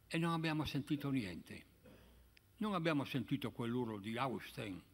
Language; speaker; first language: Italian; native; Italian